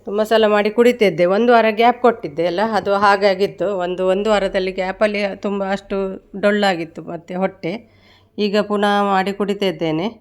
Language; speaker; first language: Kannada; native; Kannada